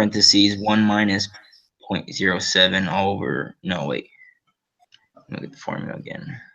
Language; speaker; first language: English; native; English